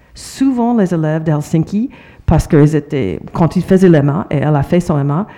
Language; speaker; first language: French; non-native, fluent; English